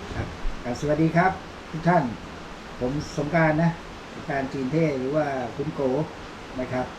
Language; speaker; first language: Thai; native; Thai